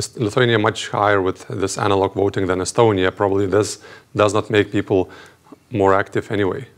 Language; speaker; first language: English; non-native, fluent; Lithuanian